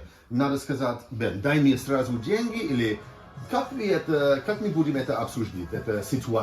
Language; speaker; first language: Russian; non-native, learner; English